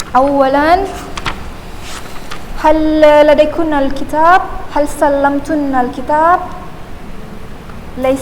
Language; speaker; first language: Arabic; non-native, fluent; Indonesian